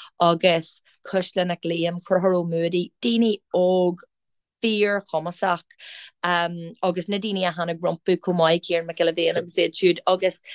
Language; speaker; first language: Irish; non-native, local second language; English